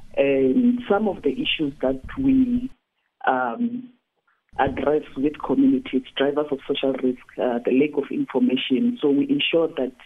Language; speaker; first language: English; non-native, local second language; Tsonga